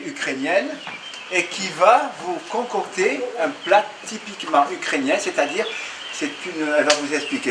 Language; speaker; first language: French; native; French